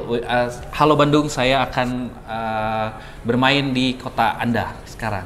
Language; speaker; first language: Indonesian; non-native, learner; English